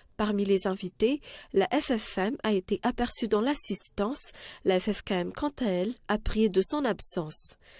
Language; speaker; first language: French; non-native, local second language; Malagasy